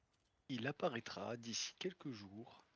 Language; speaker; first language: French; native; French